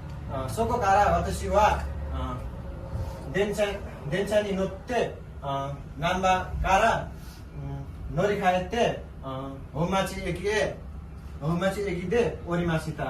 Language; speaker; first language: Japanese; non-native, learner; Nepali